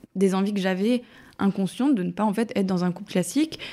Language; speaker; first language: French; native; French